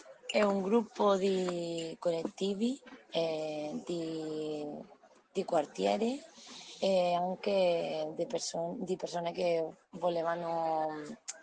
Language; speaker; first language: Italian; non-native, learner; Spanish